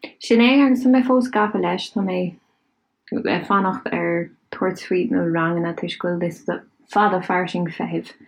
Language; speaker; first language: Irish; native; Irish